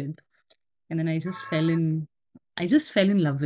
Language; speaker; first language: English; non-native, local second language; Hindi